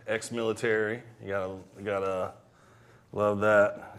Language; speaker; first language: English; native; English